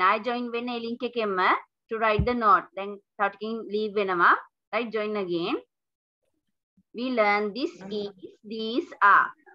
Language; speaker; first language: English; non-native, local second language; Sinhala